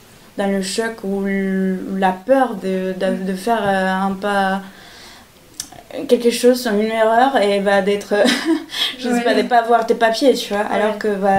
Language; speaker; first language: French; non-native, fluent; Spanish